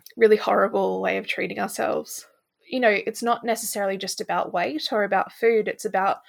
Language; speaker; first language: English; native; English